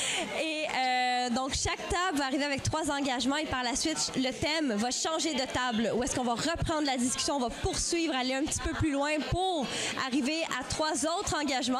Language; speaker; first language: French; native; French